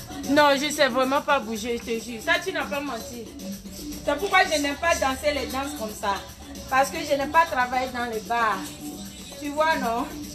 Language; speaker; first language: French; non-native, local second language; Ewe